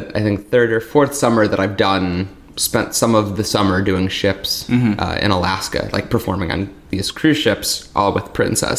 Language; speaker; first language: English; native; English